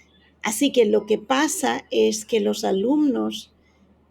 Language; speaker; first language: Spanish; non-native, fluent; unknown